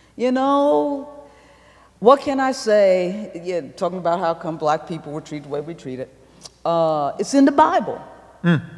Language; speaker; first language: English; native; English